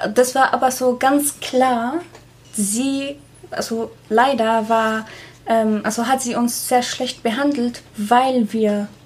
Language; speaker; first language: German; non-native, fluent; Arabic